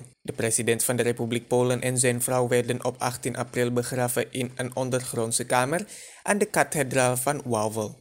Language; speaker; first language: Dutch; non-native, fluent; Indonesian